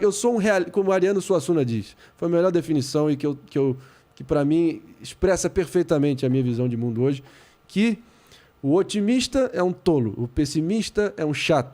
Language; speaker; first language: Portuguese; native; Portuguese